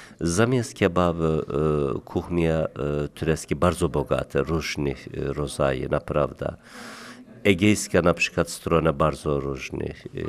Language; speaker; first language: Polish; non-native, learner; Turkish